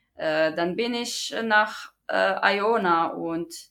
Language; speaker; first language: German; non-native, fluent; Croatian